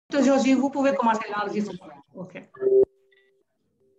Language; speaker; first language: French; native; French